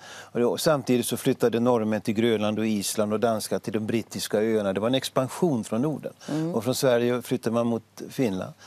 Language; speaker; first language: Swedish; native; Swedish